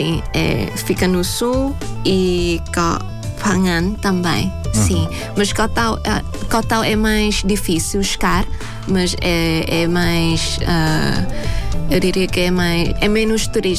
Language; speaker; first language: Portuguese; non-native, fluent; Thai